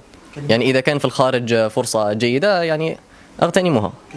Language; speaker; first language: Arabic; native; Arabic